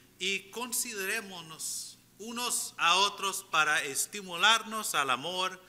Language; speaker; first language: Spanish; early bilingual, heritage; English